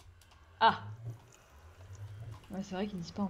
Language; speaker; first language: French; native; French